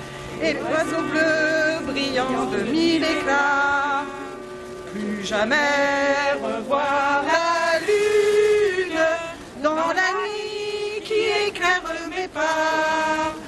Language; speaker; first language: French; native; French